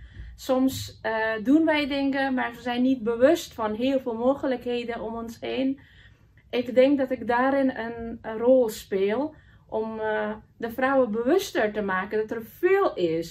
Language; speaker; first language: Dutch; non-native, fluent; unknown